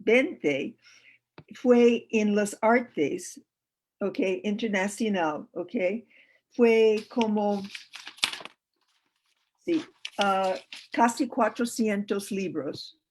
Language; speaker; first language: Spanish; non-native, learner; English